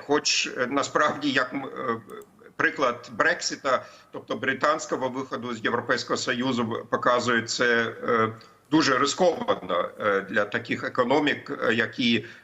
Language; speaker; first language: Ukrainian; non-native, fluent; German